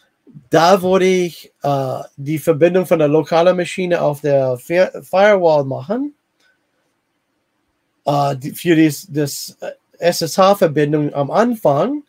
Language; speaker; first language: German; non-native, fluent; English